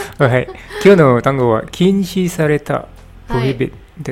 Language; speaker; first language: Japanese; non-native, learner; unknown